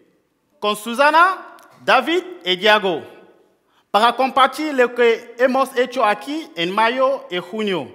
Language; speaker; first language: Spanish; non-native, fluent; French